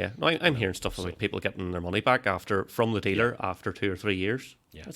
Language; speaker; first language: English; native; English